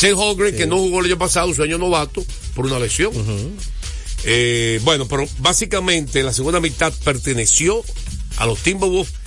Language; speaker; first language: Spanish; native; Spanish